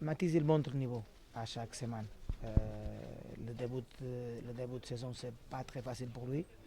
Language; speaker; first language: French; non-native, fluent; Portuguese